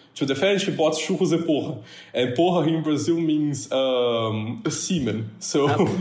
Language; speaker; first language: English; non-native, fluent; Portuguese